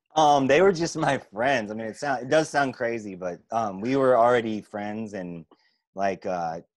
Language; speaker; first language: English; native; English